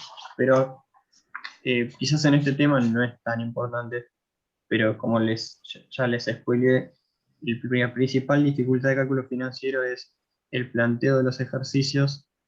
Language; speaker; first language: Spanish; native; Spanish